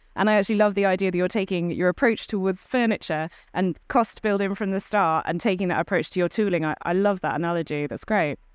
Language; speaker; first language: English; native; English